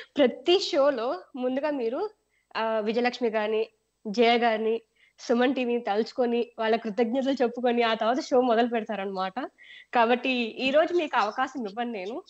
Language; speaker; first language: Telugu; native; Telugu